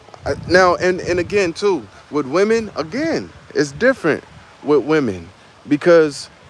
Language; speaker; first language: English; native; English